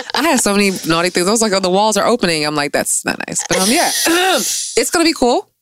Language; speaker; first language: English; native; English